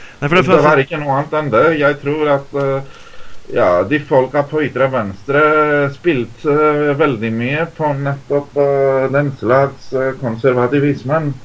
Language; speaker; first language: Norwegian; non-native, fluent; Greek